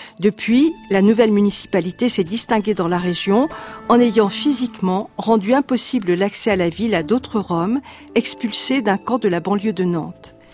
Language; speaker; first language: French; native; French